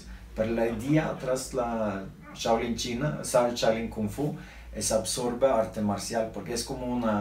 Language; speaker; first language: Spanish; non-native, learner; Norwegian